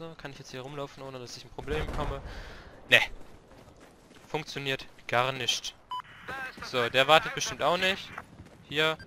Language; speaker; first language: German; native; German